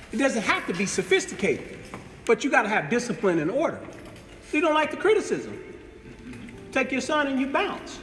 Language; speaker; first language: English; native; English